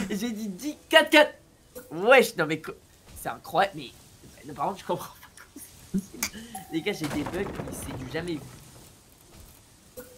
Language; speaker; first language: French; native; French